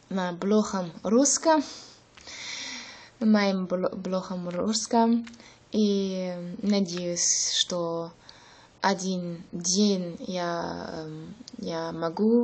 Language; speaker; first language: Russian; non-native, learner; German